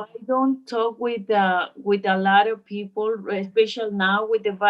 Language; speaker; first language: English; non-native, learner; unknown